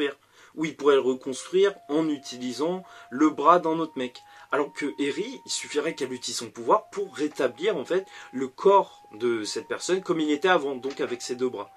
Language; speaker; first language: French; native; French